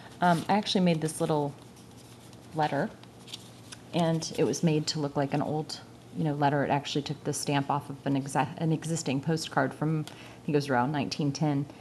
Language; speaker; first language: English; native; English